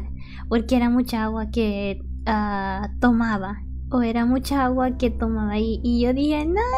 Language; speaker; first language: Spanish; early bilingual, heritage; Spanish